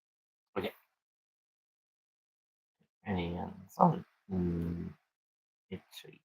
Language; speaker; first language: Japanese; non-native, learner; English